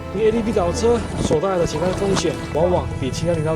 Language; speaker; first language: Chinese; native; Chinese